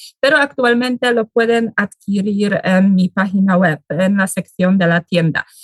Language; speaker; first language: Spanish; non-native, fluent; Polish